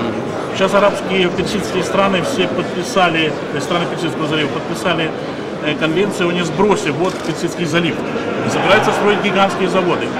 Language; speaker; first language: Russian; native; Russian